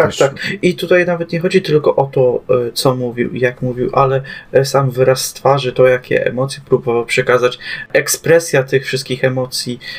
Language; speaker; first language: Polish; native; Polish